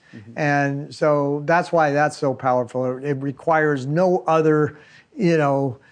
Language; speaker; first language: English; native; English